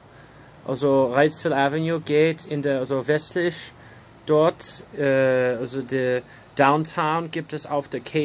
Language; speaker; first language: German; non-native, fluent; English